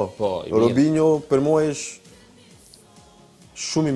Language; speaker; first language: Albanian; non-native, learner; French